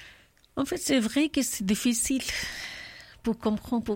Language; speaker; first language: French; non-native, learner; Urdu